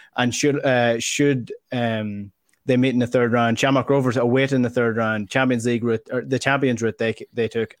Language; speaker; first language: English; native; English